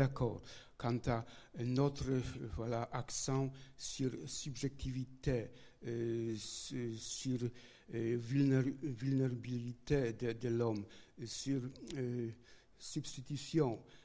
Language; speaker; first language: French; non-native, learner; Polish